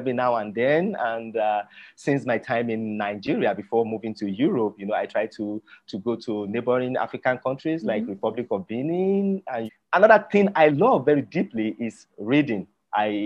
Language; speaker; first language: English; non-native, local second language; Yoruba